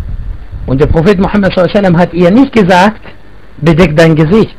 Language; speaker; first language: German; non-native, fluent; Arabic